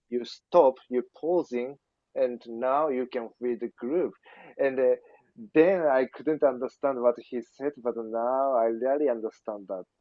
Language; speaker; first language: English; non-native, learner; Japanese